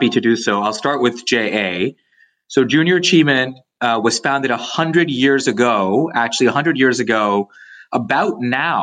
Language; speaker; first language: English; native; English